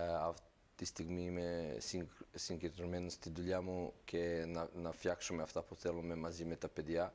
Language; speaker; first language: Greek; non-native, fluent; Serbian